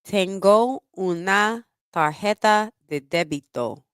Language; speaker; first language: Spanish; non-native, learner; English